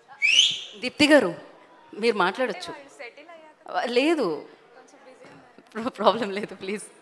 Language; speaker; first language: Telugu; native; Telugu